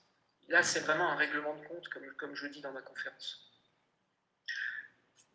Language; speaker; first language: French; native; French